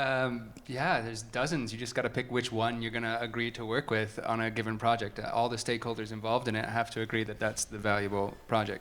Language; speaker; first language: English; native; English